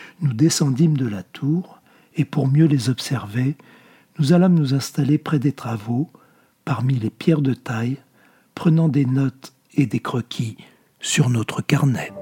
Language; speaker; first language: French; native; French